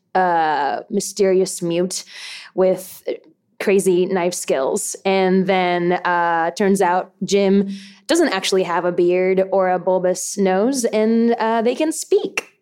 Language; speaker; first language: English; early bilingual, other home language; Spanish